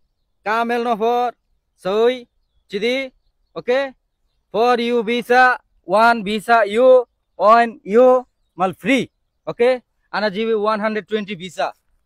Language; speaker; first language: Arabic; non-native, learner; Bangla